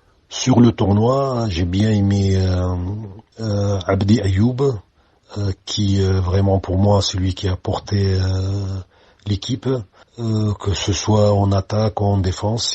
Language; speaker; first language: French; non-native, local second language; Arabic